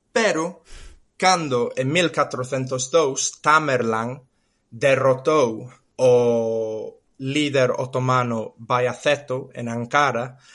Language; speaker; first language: Galician; non-native, fluent; English